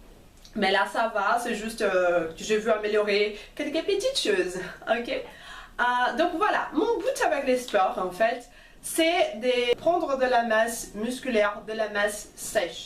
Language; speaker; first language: French; non-native, fluent; Portuguese